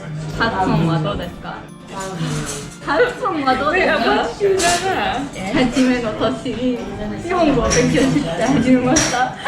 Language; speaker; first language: Japanese; non-native, learner; English